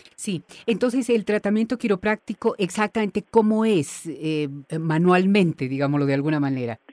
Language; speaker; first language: Spanish; native; Spanish